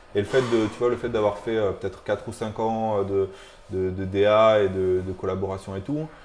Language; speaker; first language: French; native; French